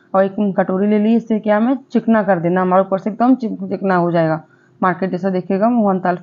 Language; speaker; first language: Hindi; non-native, local second language; Gujarati